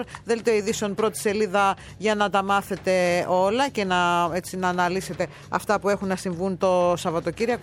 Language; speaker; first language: Greek; native; Greek